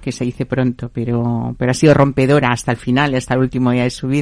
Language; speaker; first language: Spanish; native; Spanish